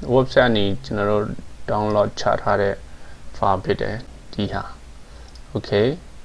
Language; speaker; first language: Burmese; non-native, local second language; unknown